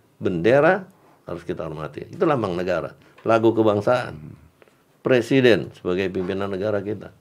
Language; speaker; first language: Indonesian; native; Indonesian